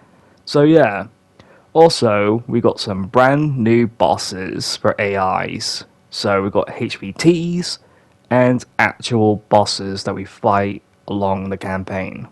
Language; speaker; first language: English; native; English